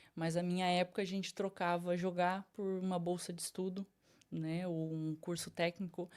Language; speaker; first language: Portuguese; native; Portuguese